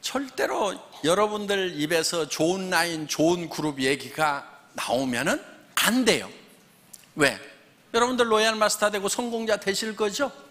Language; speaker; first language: Korean; native; Korean